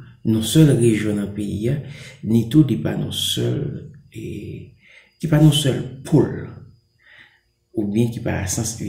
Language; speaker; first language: French; non-native, local second language; Haitian Creole